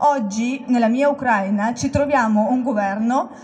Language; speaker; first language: Italian; non-native, fluent; Russian